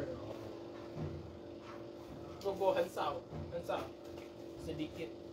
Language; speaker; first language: Chinese; non-native, learner; Indonesian